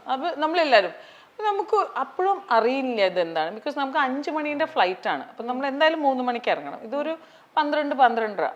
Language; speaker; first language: Malayalam; early bilingual, heritage; Malayalam